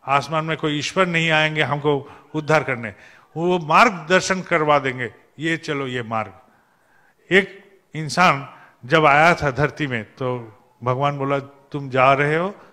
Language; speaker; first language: Hindi; non-native, local second language; Bangla